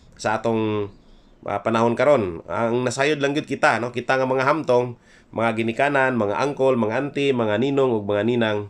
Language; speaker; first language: Cebuano; non-native, local second language; Hiligaynon